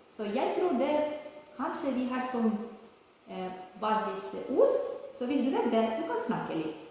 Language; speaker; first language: Norwegian; non-native, learner; Ukrainian